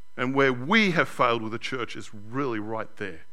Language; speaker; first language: English; native; English